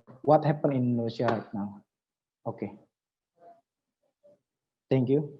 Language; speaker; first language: English; non-native, learner; Indonesian